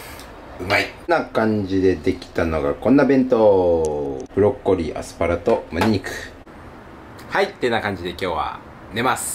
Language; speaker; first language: Japanese; native; Japanese